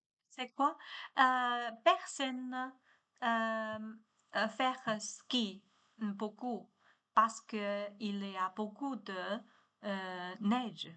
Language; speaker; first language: French; non-native, learner; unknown